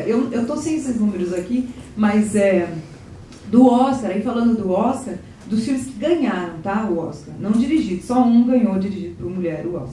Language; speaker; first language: Portuguese; native; Portuguese